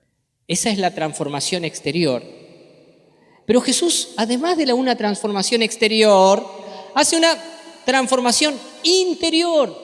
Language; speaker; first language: Spanish; native; Spanish